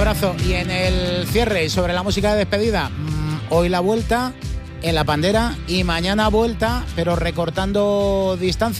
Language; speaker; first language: Spanish; native; Spanish